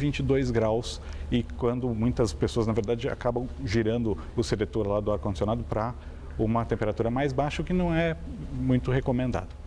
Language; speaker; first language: Portuguese; native; Portuguese